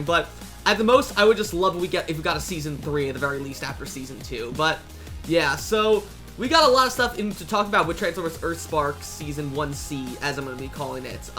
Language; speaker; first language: English; native; English